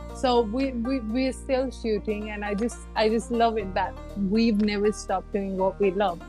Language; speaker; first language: English; early bilingual, other home language; Punjabi